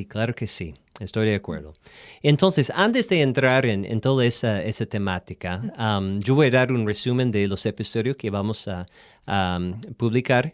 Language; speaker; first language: Spanish; non-native, fluent; English